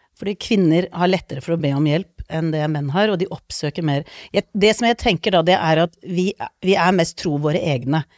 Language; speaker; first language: Norwegian; early bilingual, other home language; Icelandic